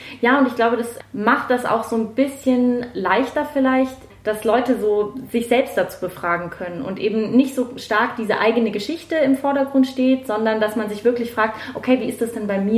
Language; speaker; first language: German; native; German